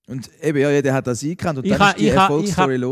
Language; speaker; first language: German; native; German